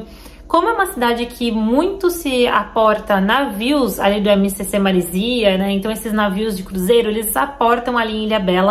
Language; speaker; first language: Portuguese; native; Portuguese